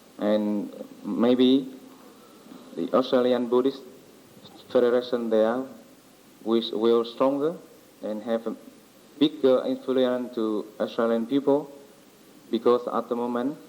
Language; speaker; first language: English; non-native, learner; Vietnamese